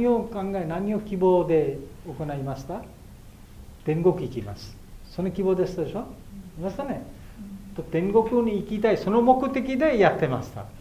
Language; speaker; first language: Japanese; non-native, fluent; Bangla